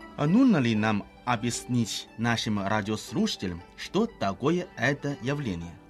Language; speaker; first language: Russian; non-native, fluent; Chinese